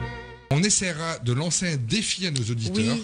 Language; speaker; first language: French; native; French